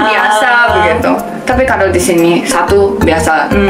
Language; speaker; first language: Indonesian; non-native, learner; Japanese